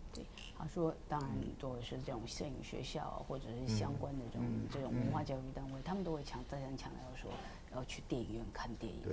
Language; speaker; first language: Chinese; native; Chinese